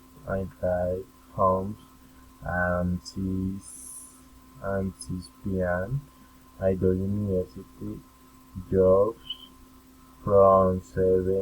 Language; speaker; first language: English; non-native, learner; Spanish